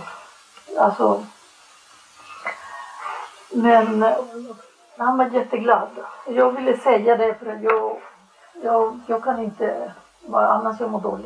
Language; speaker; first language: Swedish; non-native, fluent; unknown